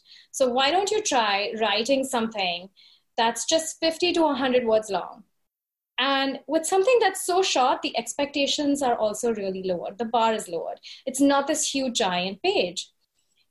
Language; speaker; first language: English; non-native, local second language; Hindi